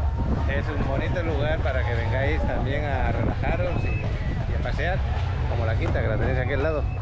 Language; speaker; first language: Spanish; native; Spanish